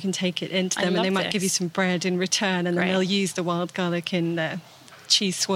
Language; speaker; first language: English; native; English